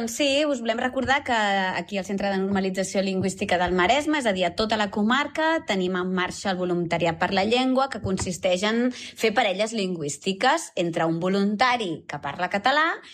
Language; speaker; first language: Catalan; native; Catalan